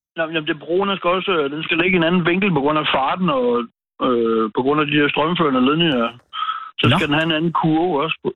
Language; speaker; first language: Danish; native; Danish